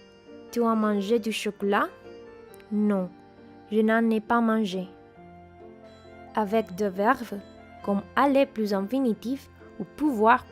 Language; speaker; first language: French; non-native, fluent; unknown